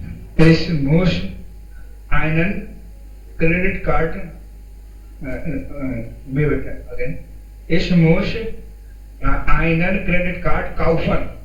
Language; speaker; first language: German; non-native, learner; Hindi